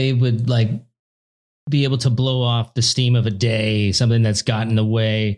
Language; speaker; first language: English; native; English